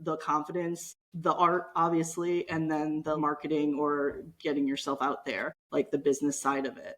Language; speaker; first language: English; native; English